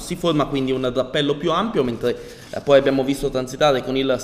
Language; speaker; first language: Italian; native; Italian